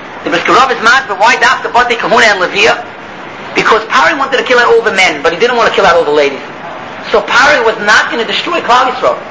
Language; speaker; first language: English; native; English